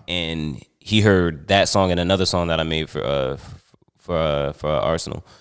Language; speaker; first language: English; native; English